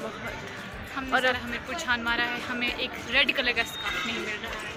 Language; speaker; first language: Hindi; native; Hindi